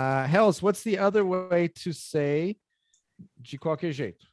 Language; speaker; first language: Portuguese; non-native, fluent; English